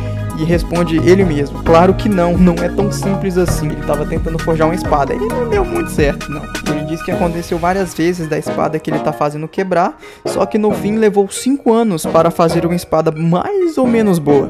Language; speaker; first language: Portuguese; native; Portuguese